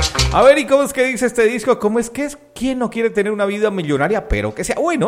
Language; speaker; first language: Spanish; native; Spanish